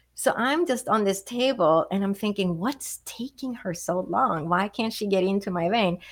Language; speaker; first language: English; non-native, fluent; Swedish